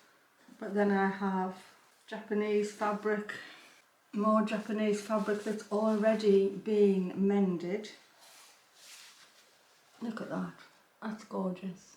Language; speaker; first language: English; native; English